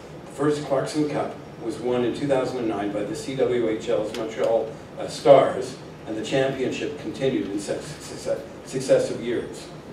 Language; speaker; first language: English; native; English